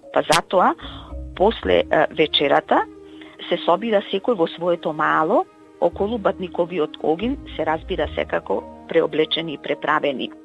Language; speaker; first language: Macedonian; native; Macedonian